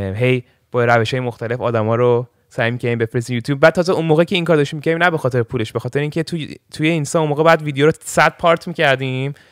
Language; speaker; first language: Persian; early bilingual, heritage; Persian